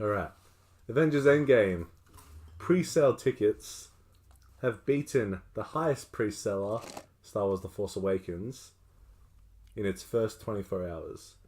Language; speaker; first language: English; native; English